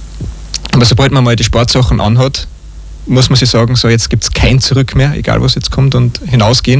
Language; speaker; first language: German; native; German